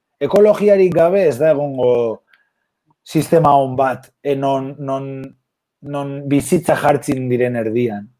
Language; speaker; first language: Basque; non-native, local second language; Spanish